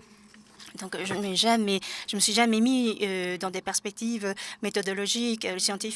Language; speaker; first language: French; non-native, fluent; Japanese